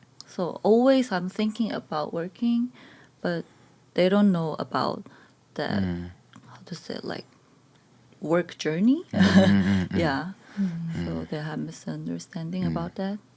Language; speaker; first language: English; non-native, learner; Korean